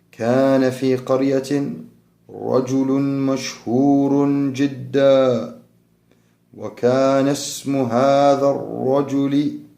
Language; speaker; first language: Arabic; non-native, fluent; English